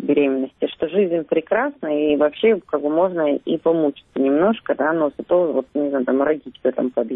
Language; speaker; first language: Russian; native; Russian